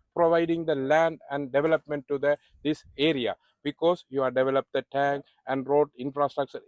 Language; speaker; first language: English; non-native, local second language; Tamil